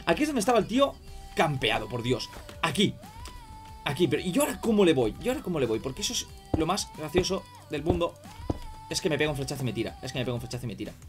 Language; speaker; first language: Spanish; native; Spanish